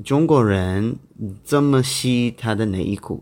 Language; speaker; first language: Chinese; non-native, learner; English